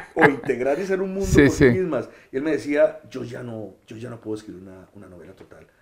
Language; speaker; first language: Spanish; native; Spanish